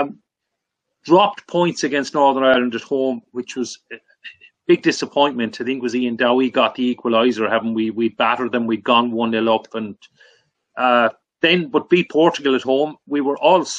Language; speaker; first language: English; native; English